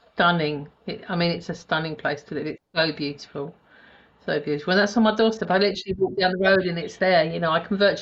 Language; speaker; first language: English; native; English